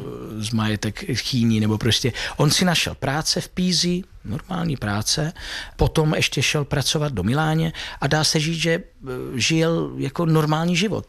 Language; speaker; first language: Czech; non-native, fluent; Italian